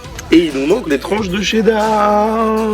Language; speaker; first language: French; native; French